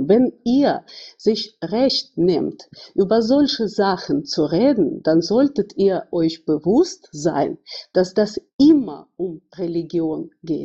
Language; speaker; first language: German; non-native, fluent; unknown